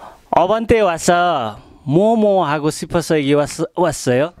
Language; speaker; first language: Korean; non-native, learner; Nepali